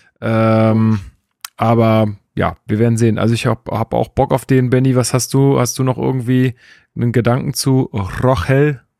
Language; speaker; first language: German; native; German